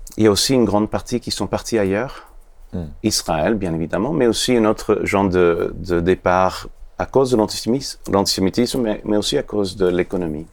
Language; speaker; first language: French; non-native, fluent; Hebrew